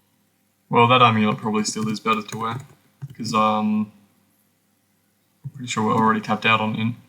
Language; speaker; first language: English; native; English